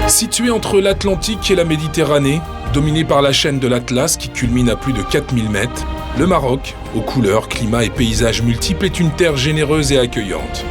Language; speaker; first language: French; native; French